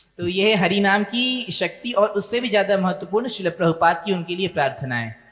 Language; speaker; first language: Hindi; native; Hindi